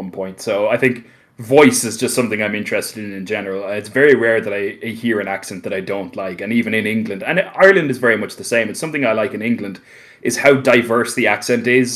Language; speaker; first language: English; native; English